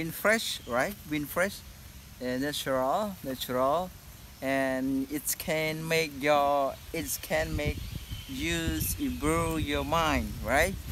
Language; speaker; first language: English; non-native, learner; Khmer